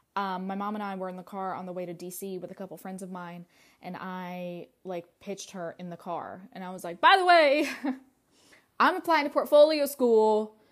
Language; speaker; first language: English; early bilingual, other home language; Russian